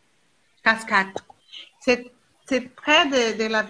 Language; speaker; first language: French; non-native, learner; Portuguese